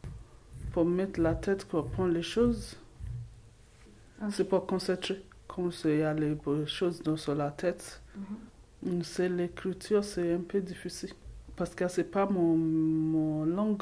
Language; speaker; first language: French; non-native, learner; English